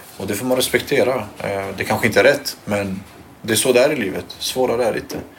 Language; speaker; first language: Swedish; early bilingual, other home language; Albanian